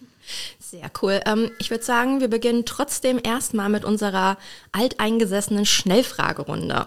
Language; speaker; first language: German; native; German